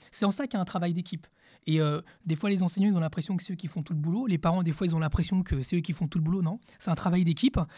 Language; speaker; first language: French; early bilingual, other home language; Spanish